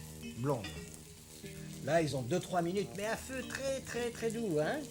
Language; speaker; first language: French; native; French